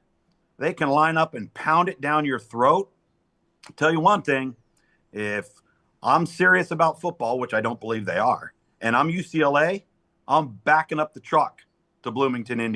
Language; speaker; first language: English; native; English